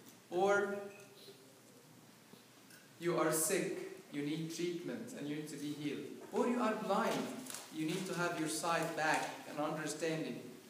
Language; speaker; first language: English; non-native, fluent; Arabic